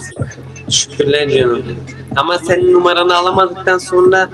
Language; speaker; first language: Turkish; native; Turkish